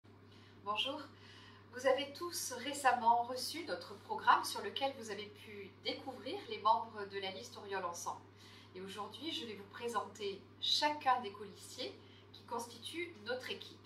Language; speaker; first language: French; native; French